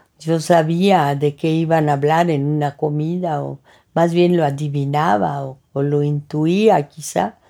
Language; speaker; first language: Spanish; early bilingual, other home language; French